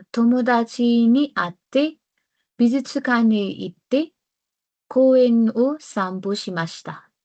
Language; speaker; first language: Japanese; non-native, learner; Nepali